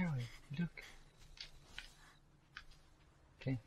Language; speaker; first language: Spanish; non-native, fluent; Portuguese